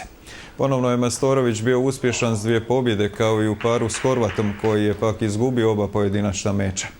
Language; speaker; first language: Croatian; native; Croatian